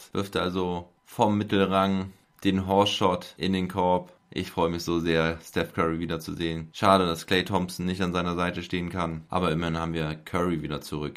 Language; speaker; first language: German; native; German